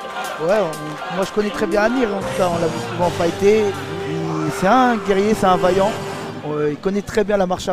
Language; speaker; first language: French; native; French